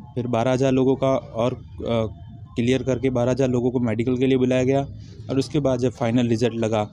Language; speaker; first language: Hindi; native; Hindi